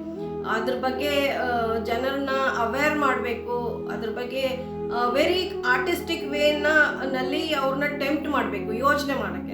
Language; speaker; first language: Kannada; non-native, local second language; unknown